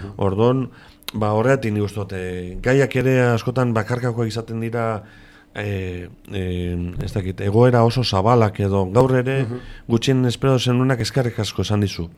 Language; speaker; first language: Basque; native; Basque